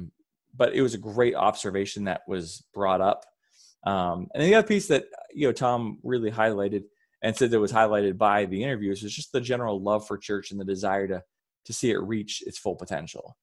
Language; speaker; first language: English; native; English